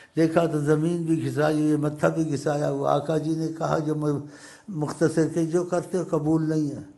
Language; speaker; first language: Urdu; non-native, local second language; Saraiki